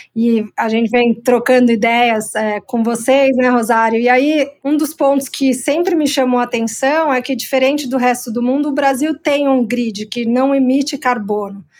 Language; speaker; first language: Portuguese; native; Portuguese